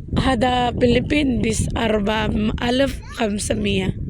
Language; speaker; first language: Arabic; non-native, learner; Filipino